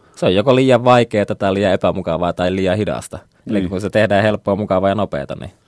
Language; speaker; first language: Finnish; native; Finnish